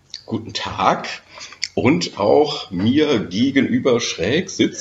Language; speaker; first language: German; native; German